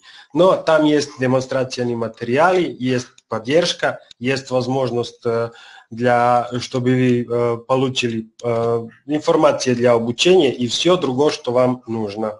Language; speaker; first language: Russian; non-native, learner; Serbian